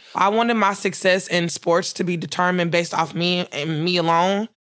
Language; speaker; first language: English; native; English